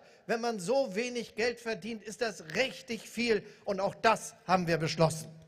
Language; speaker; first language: German; native; German